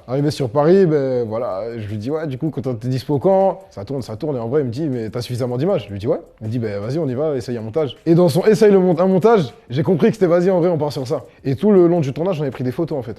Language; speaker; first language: French; native; French